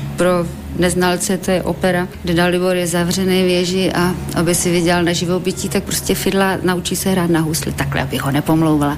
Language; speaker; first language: Czech; native; Czech